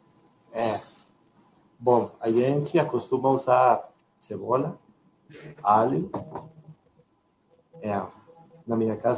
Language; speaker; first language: Portuguese; non-native, learner; Spanish